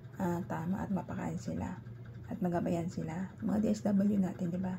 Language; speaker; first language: Filipino; native; Filipino